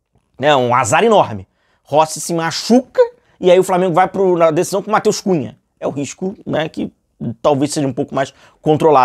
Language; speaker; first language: Portuguese; native; Portuguese